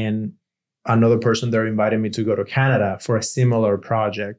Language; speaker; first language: English; non-native, fluent; Spanish